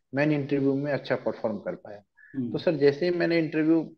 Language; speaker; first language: Hindi; native; Hindi